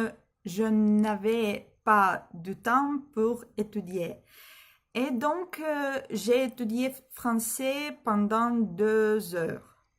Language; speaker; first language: French; non-native, learner; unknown